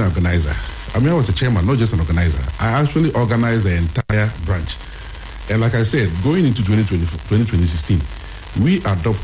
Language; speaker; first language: English; non-native, local second language; Akan